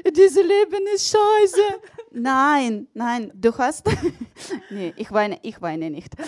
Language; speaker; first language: German; non-native, learner; Ukrainian